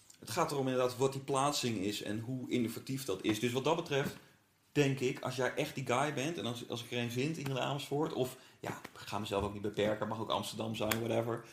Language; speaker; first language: Dutch; native; Dutch